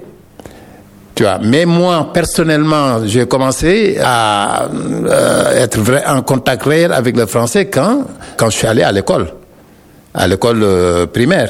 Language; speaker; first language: French; non-native, local second language; Wolof